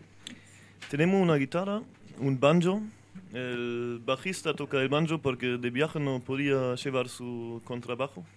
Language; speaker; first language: Spanish; non-native, fluent; French